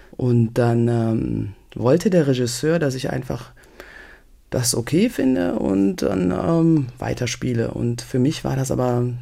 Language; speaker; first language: German; native; German